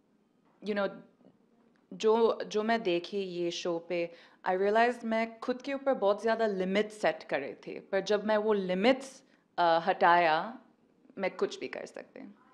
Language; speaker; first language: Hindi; early bilingual, heritage; Hindi